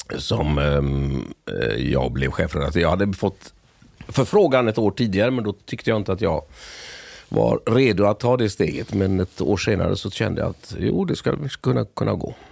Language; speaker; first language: Swedish; native; Swedish